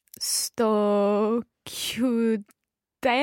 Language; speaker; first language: Italian; non-native, learner; English